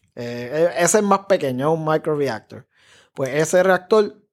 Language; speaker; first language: Spanish; native; Spanish